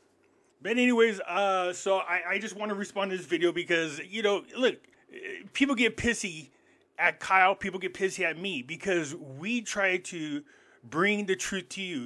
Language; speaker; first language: English; native; English